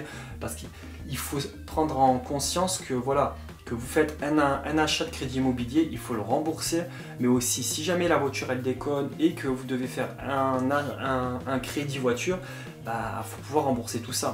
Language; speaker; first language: French; native; French